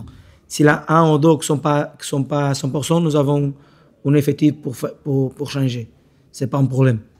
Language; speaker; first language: French; non-native, learner; Portuguese